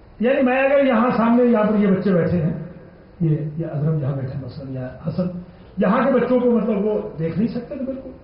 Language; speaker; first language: Urdu; non-native, local second language; Punjabi